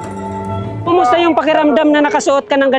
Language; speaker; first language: Filipino; native; Filipino